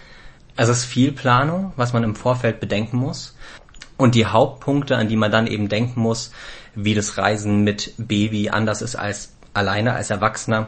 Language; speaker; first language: German; native; German